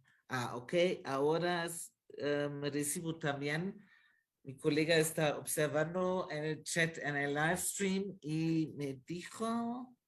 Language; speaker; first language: Spanish; non-native, fluent; German